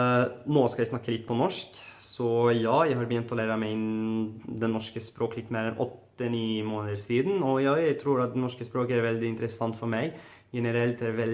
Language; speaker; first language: Norwegian; non-native, fluent; Arabic